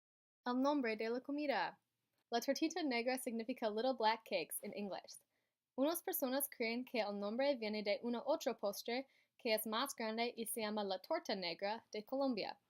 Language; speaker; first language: Spanish; non-native, learner; English